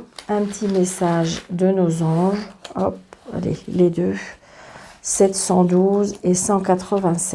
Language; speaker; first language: French; native; French